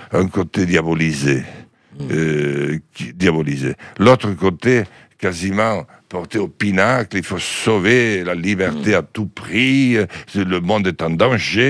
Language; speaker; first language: French; native; French